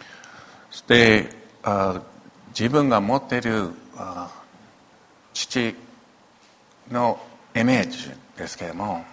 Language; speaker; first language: Japanese; non-native, local second language; English